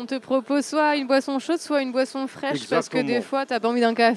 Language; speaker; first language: French; native; French